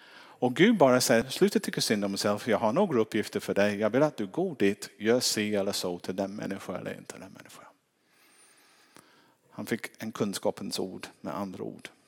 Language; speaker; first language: Swedish; non-native, fluent; English